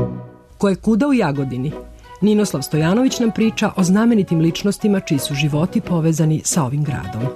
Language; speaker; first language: Serbian; native; Serbian